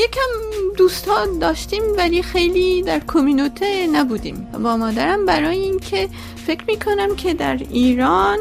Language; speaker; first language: Persian; non-native, local second language; Armenian